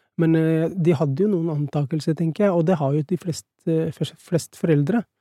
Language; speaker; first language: Norwegian; early bilingual, other home language; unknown